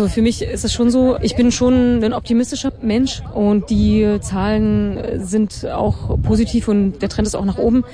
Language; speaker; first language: German; native; German